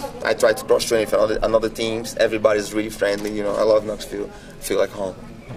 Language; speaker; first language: English; non-native, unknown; Portuguese